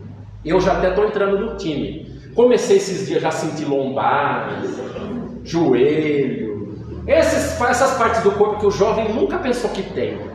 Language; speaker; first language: Portuguese; native; Portuguese